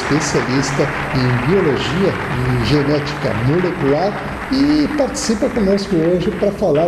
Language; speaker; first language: Portuguese; native; Portuguese